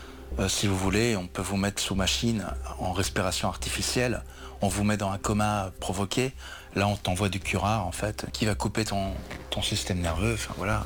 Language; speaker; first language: French; native; French